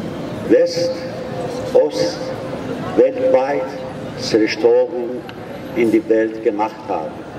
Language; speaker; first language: German; non-native, learner; Persian